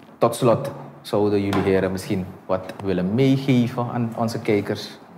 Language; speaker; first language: Dutch; native; Dutch